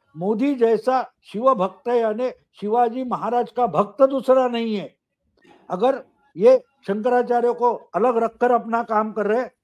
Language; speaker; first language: Hindi; non-native, local second language; Marathi